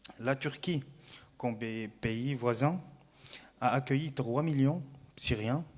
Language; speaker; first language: French; non-native, fluent; Arabic